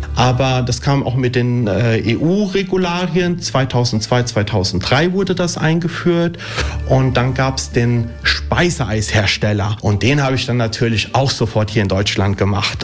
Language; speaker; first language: German; early bilingual, other home language; Italian